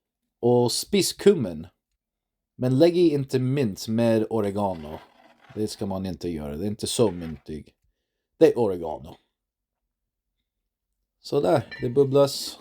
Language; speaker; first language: Swedish; non-native, learner; English